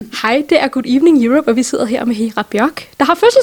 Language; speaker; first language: Danish; native; Danish